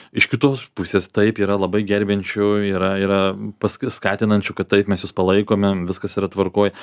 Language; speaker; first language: Lithuanian; native; Lithuanian